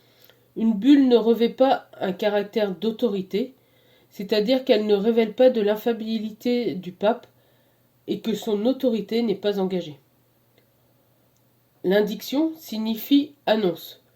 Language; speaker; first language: French; native; French